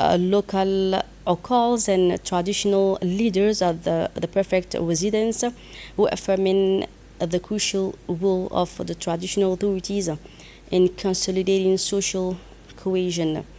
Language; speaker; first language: English; non-native, fluent; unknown